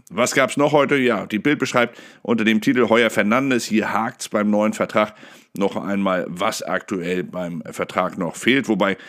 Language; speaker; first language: German; native; German